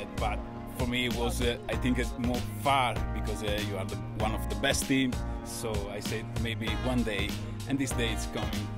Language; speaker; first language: English; non-native, learner; Italian